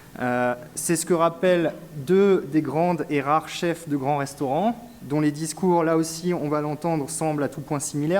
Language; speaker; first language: French; native; French